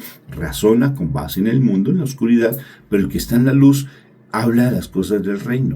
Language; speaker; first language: Spanish; native; Spanish